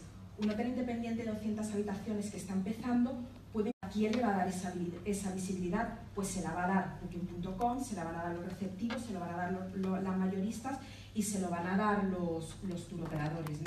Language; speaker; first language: Spanish; native; Spanish